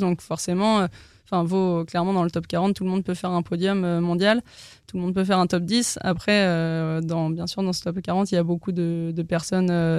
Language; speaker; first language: French; native; French